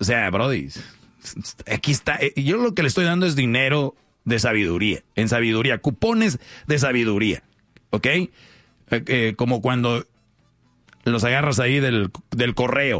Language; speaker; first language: Spanish; native; Spanish